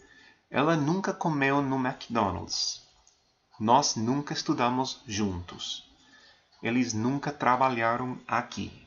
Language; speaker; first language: Portuguese; non-native, fluent; English